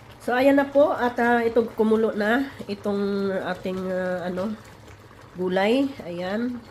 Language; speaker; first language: Filipino; non-native, local second language; Cebuano